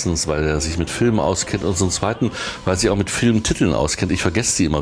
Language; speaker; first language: German; native; German